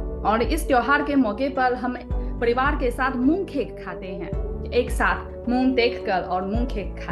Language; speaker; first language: Hindi; non-native, fluent; Chinese